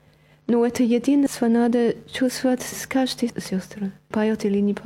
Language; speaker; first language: Russian; non-native, fluent; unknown